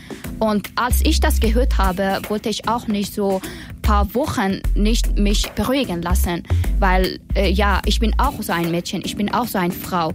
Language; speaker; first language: German; non-native, learner; Persian